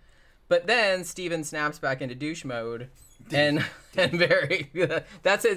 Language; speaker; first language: English; native; English